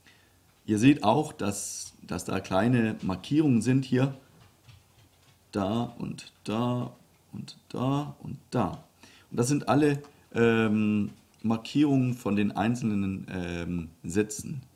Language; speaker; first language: German; non-native, fluent; Danish